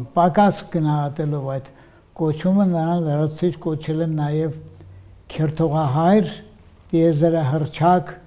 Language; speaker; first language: Armenian; native; Armenian